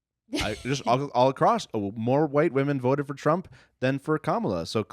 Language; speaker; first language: English; native; English